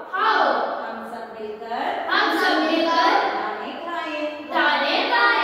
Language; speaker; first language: Hindi; non-native, local second language; Kannada